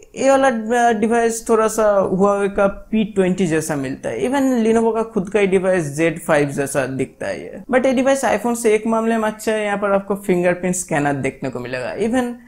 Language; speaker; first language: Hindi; non-native, local second language; Bangla